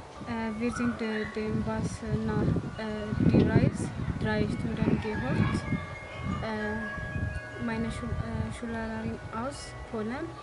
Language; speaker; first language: German; non-native, learner; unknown